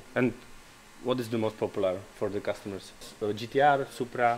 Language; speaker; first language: English; non-native, learner; Czech